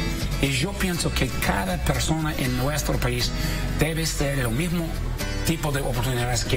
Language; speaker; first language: Spanish; non-native, learner; English